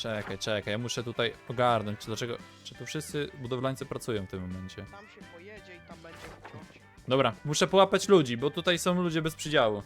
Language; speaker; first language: Polish; native; Polish